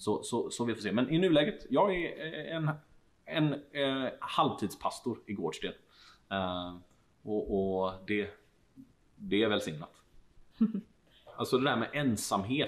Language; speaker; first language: Swedish; native; Swedish